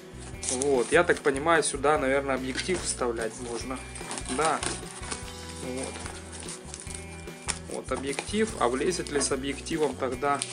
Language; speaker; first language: Russian; native; Russian